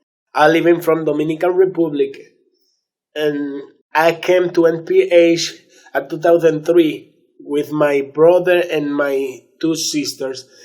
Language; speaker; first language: English; non-native, learner; Spanish